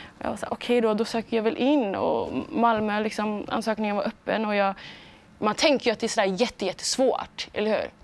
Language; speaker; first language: Swedish; early bilingual, other home language; Somali